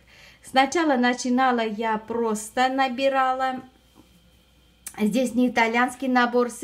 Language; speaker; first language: Russian; non-native, fluent; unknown